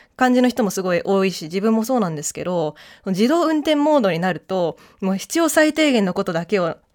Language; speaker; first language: Japanese; early bilingual, heritage; Japanese